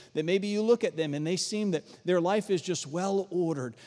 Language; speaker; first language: English; native; English